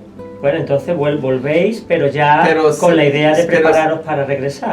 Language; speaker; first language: Spanish; native; Spanish